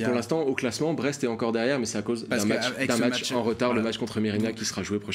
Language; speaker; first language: French; native; French